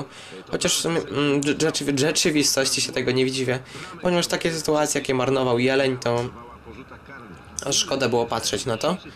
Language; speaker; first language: Polish; native; Polish